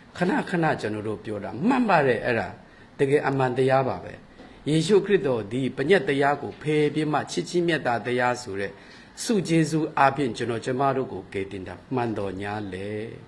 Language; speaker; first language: Burmese; non-native, local second language; Kachin